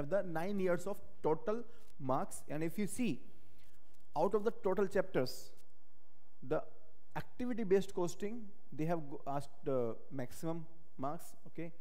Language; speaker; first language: English; non-native, local second language; Hindi